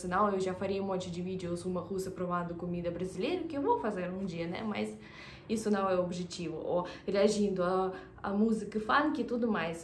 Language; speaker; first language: Portuguese; non-native, fluent; Russian